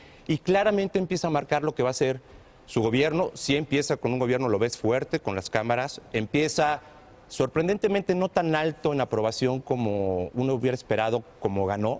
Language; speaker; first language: Spanish; native; Spanish